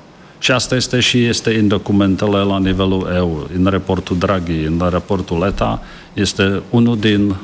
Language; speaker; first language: Romanian; non-native, fluent; Czech